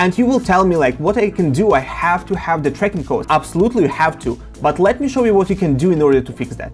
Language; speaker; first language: English; non-native, fluent; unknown